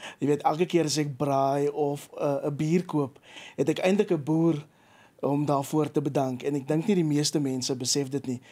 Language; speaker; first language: Afrikaans; native; Afrikaans